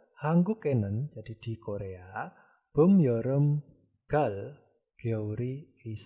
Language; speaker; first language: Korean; non-native, learner; Indonesian